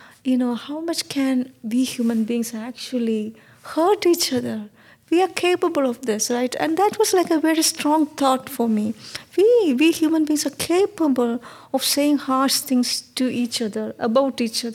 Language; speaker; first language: English; non-native, local second language; Malayalam